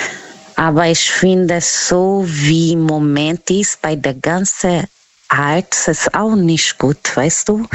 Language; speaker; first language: German; non-native, fluent; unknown